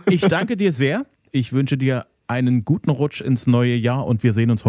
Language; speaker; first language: German; native; German